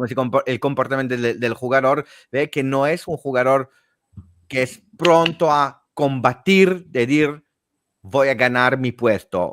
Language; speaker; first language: Spanish; non-native, fluent; Italian